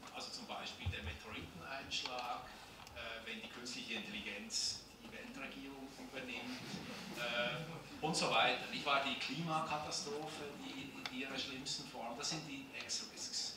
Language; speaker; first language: German; native; German